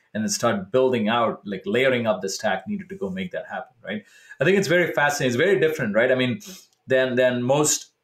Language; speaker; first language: English; non-native, local second language; Tamil